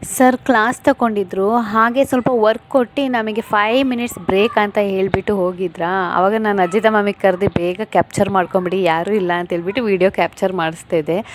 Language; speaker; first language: Kannada; non-native, local second language; Malayalam